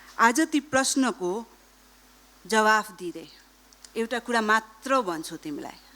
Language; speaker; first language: Nepali; non-native, local second language; Marwari